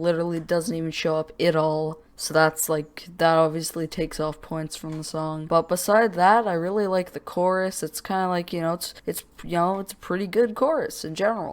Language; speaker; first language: English; native; English